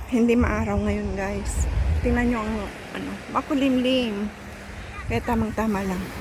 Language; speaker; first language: Filipino; native; Filipino